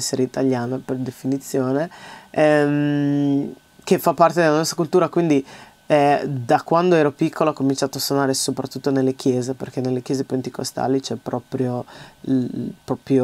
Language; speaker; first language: Italian; early bilingual, other home language; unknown